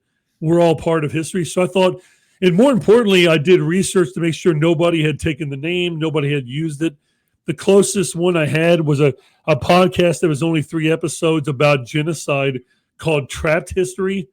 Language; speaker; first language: English; native; English